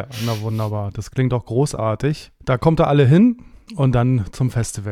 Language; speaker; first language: German; native; German